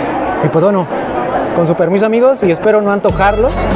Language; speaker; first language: Spanish; native; Spanish